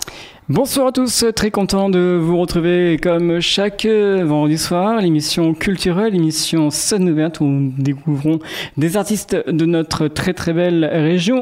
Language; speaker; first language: French; native; French